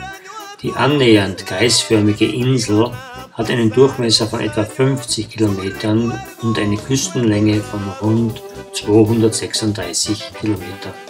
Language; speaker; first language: German; native; German